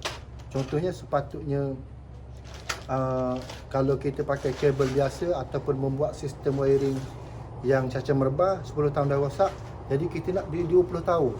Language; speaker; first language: Malay; native; Malay